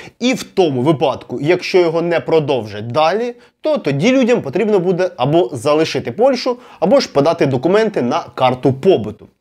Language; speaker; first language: Ukrainian; non-native, local second language; Russian